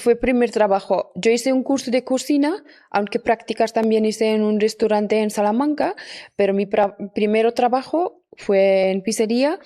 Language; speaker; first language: Spanish; non-native, fluent; Persian